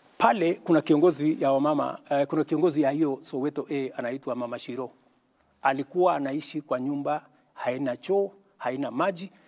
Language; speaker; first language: Swahili; non-native, local second language; Kalenjin